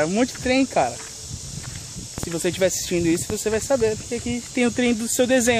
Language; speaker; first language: Portuguese; native; Portuguese